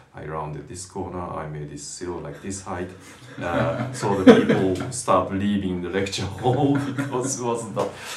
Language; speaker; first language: English; non-native, fluent; Japanese